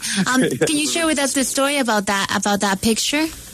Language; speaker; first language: English; non-native, fluent; Spanish